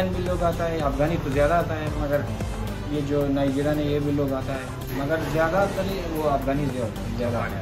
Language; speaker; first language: Hindi; non-native, learner; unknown